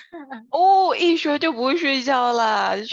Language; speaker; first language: Chinese; non-native, fluent; Indonesian